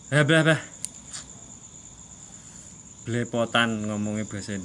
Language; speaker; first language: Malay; non-native, local second language; Javanese